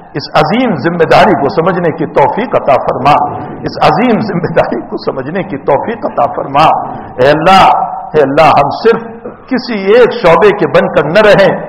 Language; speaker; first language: Urdu; non-native, local second language; Gujarati